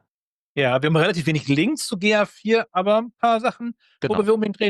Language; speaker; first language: German; native; German